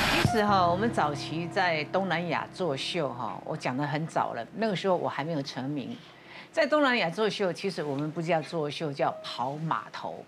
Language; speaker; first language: Chinese; native; Chinese